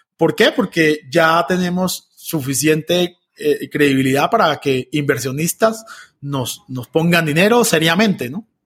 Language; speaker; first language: Spanish; native; Spanish